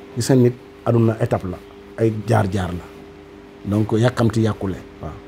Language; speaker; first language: Wolof; non-native, local second language; Fula